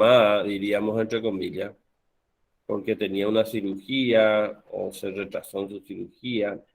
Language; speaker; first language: Spanish; native; Spanish